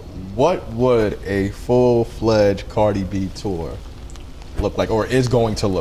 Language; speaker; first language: English; native; English